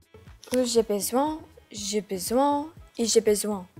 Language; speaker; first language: French; non-native, learner; English